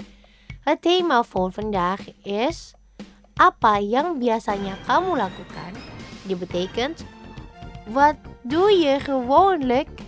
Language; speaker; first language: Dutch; non-native, fluent; Indonesian